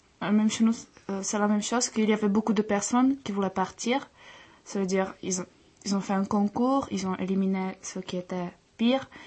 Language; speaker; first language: French; non-native, fluent; Czech